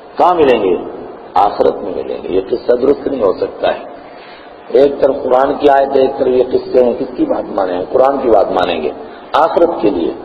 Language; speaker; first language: Urdu; non-native, local second language; Gujari